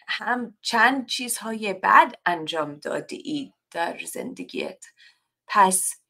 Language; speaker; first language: Persian; non-native, learner; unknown